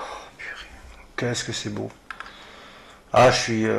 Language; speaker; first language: French; native; French